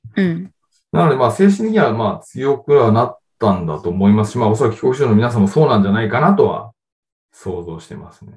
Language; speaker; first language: Japanese; native; Japanese